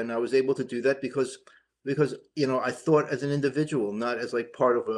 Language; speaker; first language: English; native; English